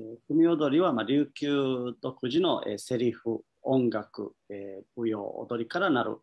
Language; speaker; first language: Japanese; native; Japanese